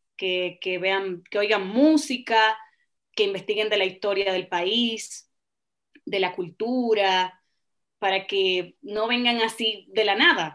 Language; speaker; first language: Spanish; native; Spanish